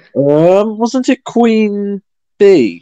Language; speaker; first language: English; native; English